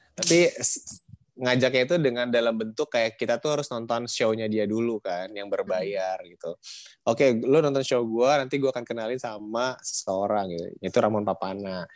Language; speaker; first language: Indonesian; native; Indonesian